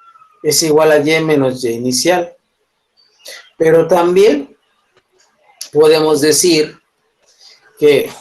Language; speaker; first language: Spanish; native; Spanish